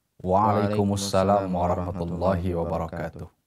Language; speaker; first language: Indonesian; native; Indonesian